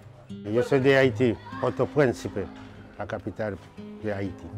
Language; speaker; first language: Italian; non-native, learner; Haitian Creole